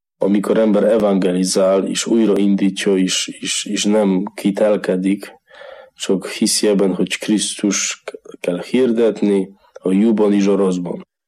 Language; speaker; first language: Hungarian; non-native, learner; Polish